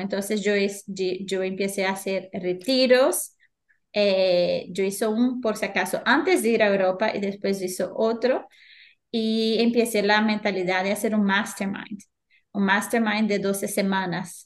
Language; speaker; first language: Spanish; non-native, fluent; Portuguese